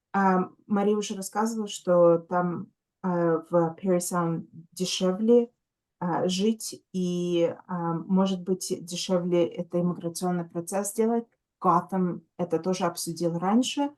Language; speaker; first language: Russian; early bilingual, heritage; Russian